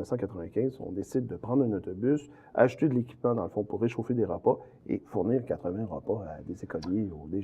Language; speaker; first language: French; native; French